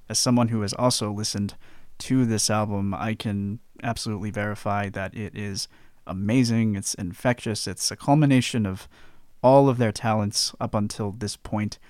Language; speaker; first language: English; native; English